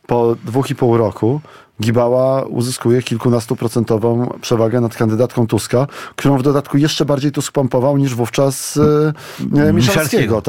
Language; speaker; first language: Polish; native; Polish